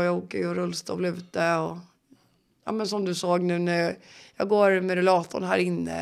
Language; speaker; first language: Swedish; native; Swedish